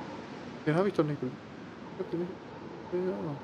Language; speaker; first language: German; native; German